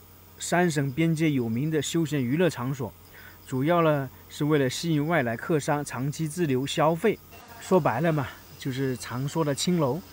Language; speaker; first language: Chinese; native; Chinese